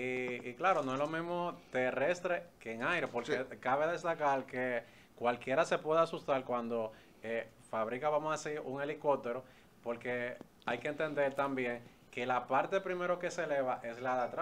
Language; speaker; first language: Spanish; native; Spanish